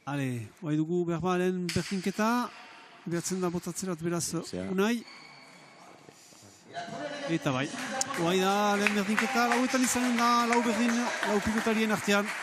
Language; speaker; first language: Basque; native; Basque